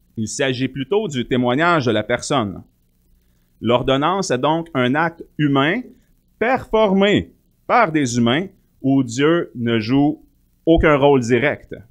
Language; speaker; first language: French; native; French